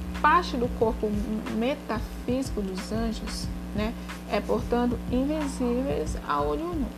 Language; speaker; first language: Portuguese; native; Portuguese